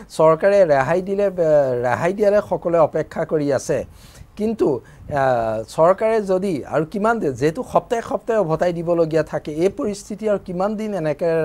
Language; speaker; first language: Assamese; native; Assamese